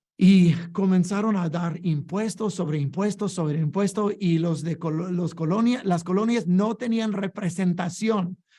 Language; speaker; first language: Spanish; non-native, fluent; English